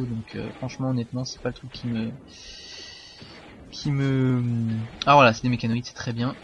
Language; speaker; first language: French; native; French